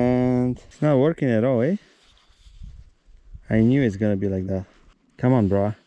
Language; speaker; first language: English; non-native, learner; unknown